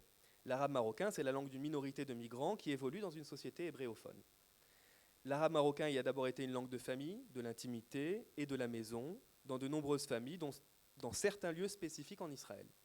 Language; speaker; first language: French; native; French